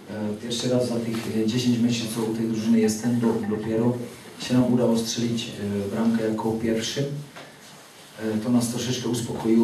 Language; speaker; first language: Polish; non-native, fluent; Czech